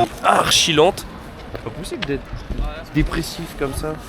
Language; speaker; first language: French; native; French